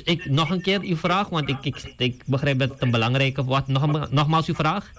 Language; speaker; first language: Dutch; native; Dutch